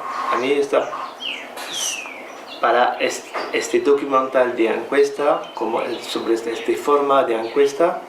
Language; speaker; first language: Spanish; non-native, learner; French